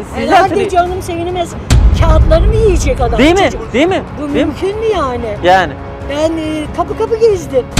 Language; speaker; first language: Turkish; native; Turkish